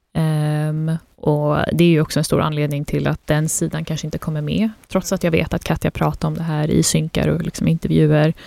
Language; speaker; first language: Swedish; early bilingual, other home language; Persian